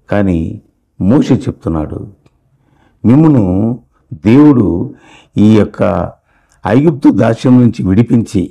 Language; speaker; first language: Telugu; native; Telugu